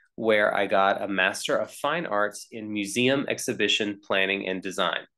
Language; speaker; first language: English; native; English